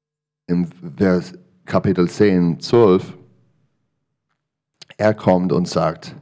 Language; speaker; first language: German; non-native, learner; English